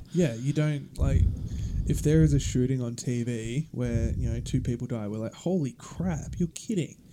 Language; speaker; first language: English; native; English